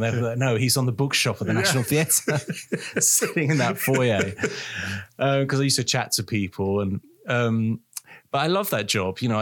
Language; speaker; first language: English; native; English